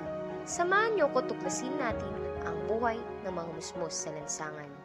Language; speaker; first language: Filipino; native; Filipino